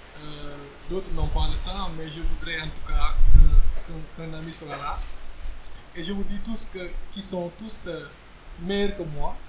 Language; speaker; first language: French; non-native, local second language; Wolof